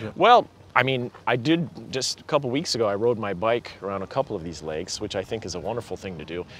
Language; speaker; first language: English; native; English